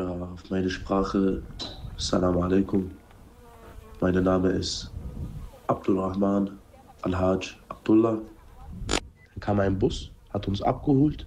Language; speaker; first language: German; non-native, fluent; Arabic